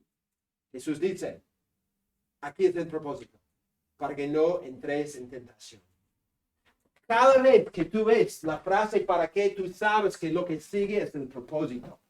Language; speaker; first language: Spanish; non-native, fluent; English